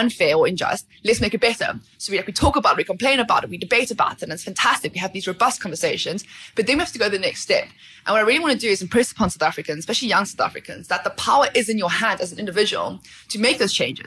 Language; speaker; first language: English; native; English